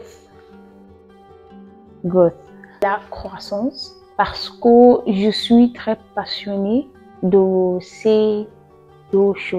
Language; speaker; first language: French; non-native, fluent; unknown